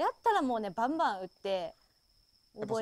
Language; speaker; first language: Japanese; native; Japanese